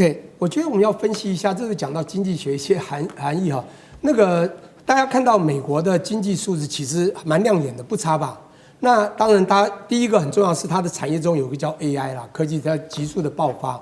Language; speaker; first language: Chinese; native; Chinese